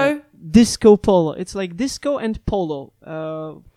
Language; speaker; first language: English; non-native, fluent; Polish